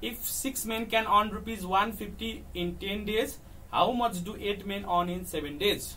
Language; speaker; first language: English; non-native, local second language; Nepali